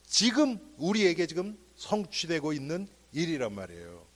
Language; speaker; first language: Korean; native; Korean